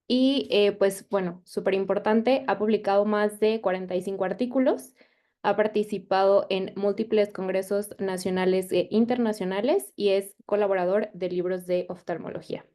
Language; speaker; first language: Spanish; native; Spanish